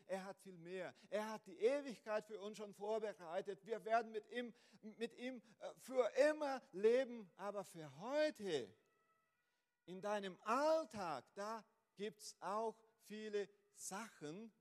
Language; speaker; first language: German; non-native, fluent; Portuguese